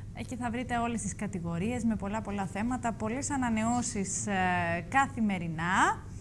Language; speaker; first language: Greek; native; Greek